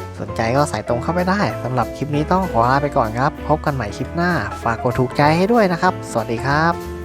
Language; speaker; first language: Thai; native; Thai